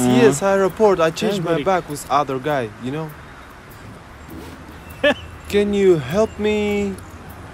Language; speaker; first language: English; non-native, learner; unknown